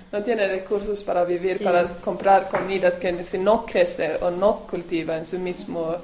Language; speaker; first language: Spanish; non-native, learner; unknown